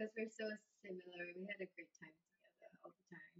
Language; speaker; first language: English; non-native, local second language; Malayalam